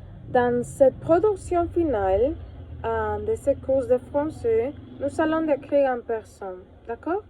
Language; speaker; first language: French; non-native, learner; Spanish